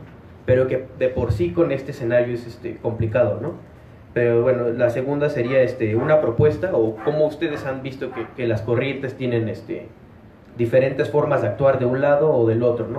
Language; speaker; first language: Spanish; native; Spanish